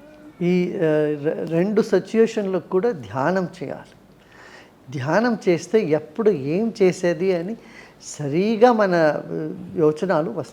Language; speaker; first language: Telugu; non-native, local second language; Tamil